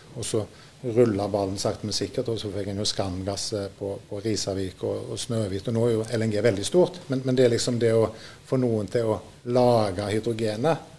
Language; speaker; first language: Norwegian; native; Norwegian